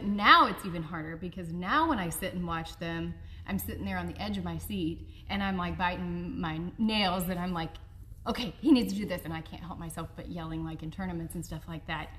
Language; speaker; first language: English; native; English